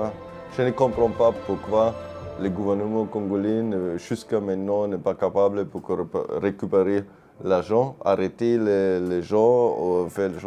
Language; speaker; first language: French; non-native, learner; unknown